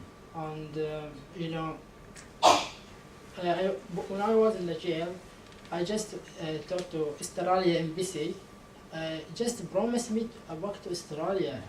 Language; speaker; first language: English; non-native, learner; Arabic